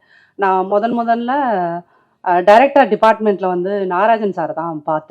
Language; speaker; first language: Tamil; native; Tamil